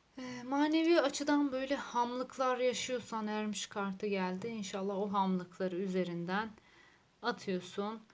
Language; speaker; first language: Turkish; native; Turkish